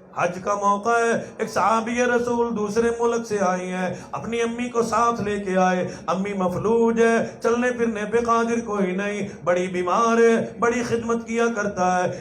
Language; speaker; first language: Urdu; non-native, local second language; Saraiki